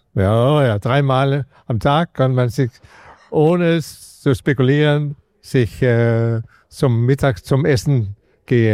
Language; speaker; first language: German; non-native, fluent; Danish